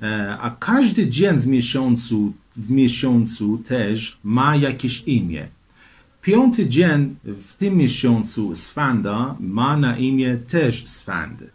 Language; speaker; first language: Polish; non-native, fluent; Persian